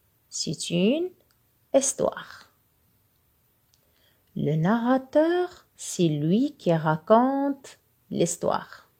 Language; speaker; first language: French; non-native, local second language; Arabic